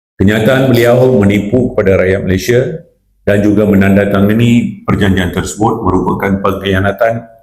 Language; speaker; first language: Malay; non-native, local second language; Tamil